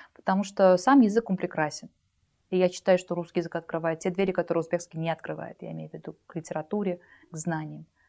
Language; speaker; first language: Russian; native; Russian